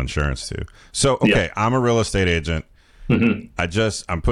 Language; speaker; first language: English; native; English